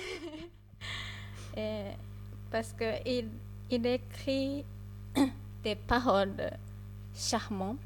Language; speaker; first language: French; non-native, learner; Japanese